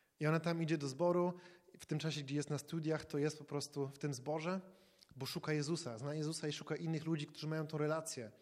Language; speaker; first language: Polish; native; Polish